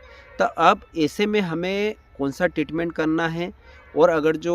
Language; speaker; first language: Hindi; native; Hindi